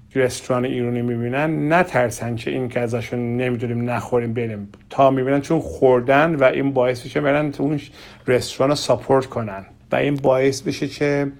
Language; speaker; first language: Persian; non-native, learner; Turkish